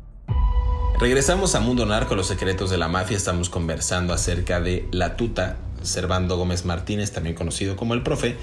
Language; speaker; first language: Spanish; native; Spanish